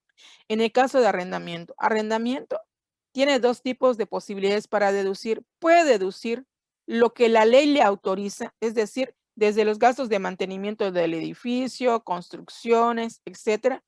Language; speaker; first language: Spanish; native; Spanish